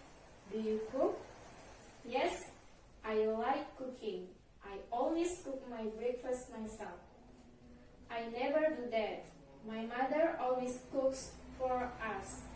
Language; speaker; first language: English; non-native, learner; Indonesian